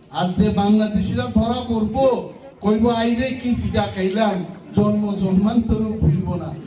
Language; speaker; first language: Bangla; non-native, local second language; Kok Borok